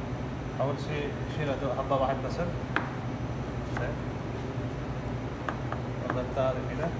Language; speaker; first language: Arabic; non-native, learner; Urdu